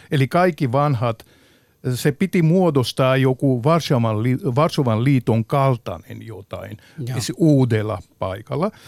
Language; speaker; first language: Finnish; non-native, fluent; Georgian